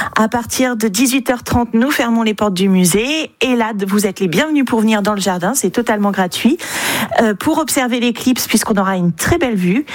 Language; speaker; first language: French; native; French